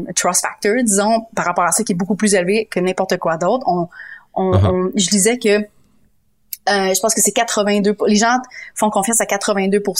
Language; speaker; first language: French; native; French